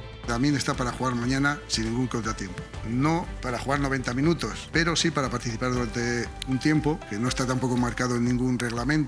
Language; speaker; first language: Spanish; native; Spanish